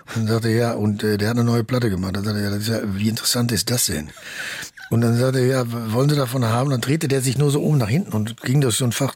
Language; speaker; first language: German; native; German